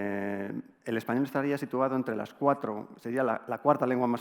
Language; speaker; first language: Spanish; native; Spanish